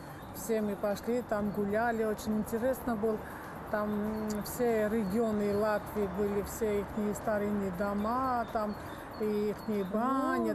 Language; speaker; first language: Russian; non-native, local second language; Armenian